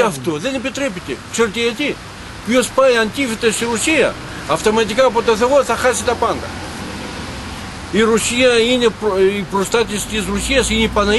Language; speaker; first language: Greek; non-native, learner; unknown